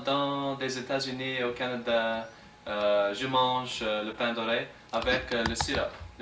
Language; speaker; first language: French; non-native, learner; English